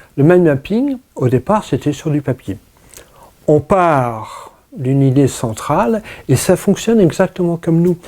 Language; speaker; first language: French; early bilingual, other home language; English